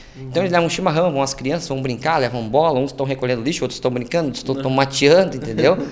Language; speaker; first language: Portuguese; native; Portuguese